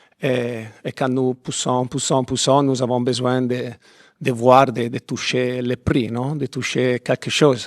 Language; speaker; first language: French; non-native, fluent; Italian